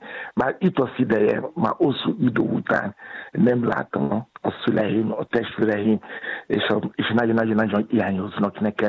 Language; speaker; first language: Hungarian; non-native, fluent; Yoruba